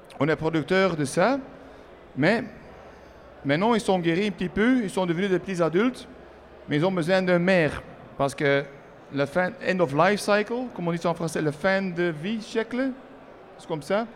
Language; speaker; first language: French; non-native, learner; Dutch